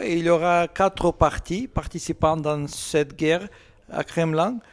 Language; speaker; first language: French; non-native, learner; Russian